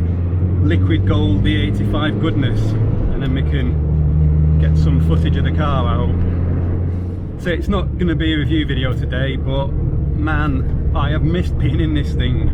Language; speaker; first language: English; native; English